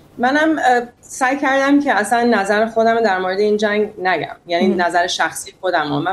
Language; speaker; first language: Persian; early bilingual, heritage; Persian